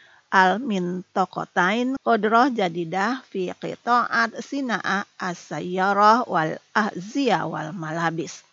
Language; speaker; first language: Arabic; non-native, fluent; Indonesian